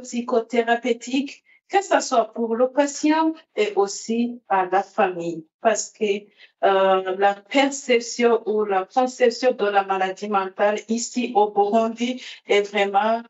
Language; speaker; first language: French; non-native, local second language; Rundi